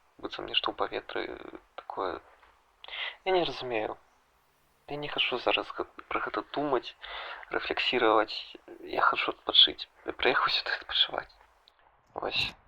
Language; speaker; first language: Belarusian; non-native, local second language; Russian